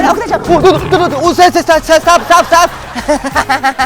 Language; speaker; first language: Indonesian; non-native, learner; Japanese